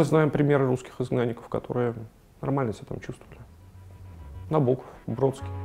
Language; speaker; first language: Russian; native; Russian